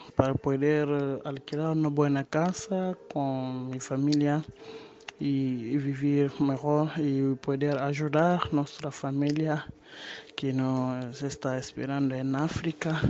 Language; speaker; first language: Spanish; non-native, learner; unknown